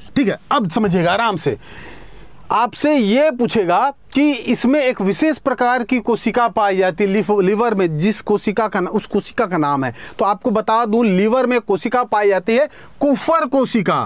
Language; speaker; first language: Hindi; native; Hindi